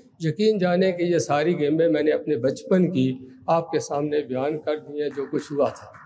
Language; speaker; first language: Urdu; non-native, local second language; Punjabi